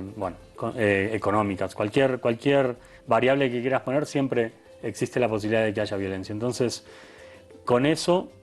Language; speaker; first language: Spanish; native; Spanish